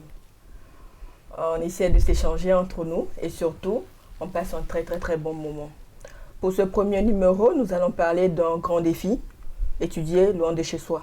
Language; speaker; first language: French; non-native, local second language; Ewe